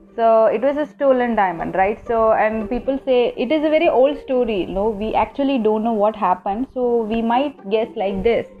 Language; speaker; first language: English; non-native, local second language; Tamil